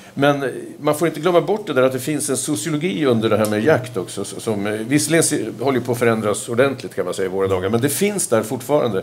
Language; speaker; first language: Swedish; native; Swedish